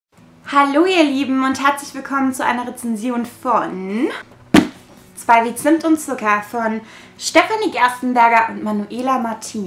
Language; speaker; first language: German; native; German